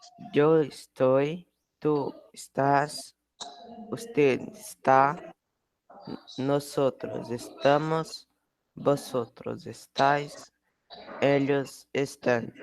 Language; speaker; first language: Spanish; non-native, learner; Portuguese